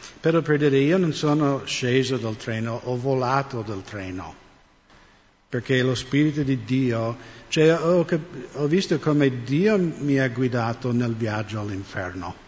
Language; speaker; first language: Italian; non-native, fluent; English